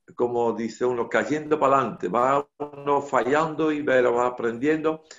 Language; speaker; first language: Spanish; non-native, fluent; Dutch